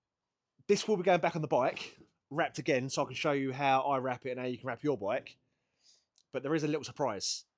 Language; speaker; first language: English; native; English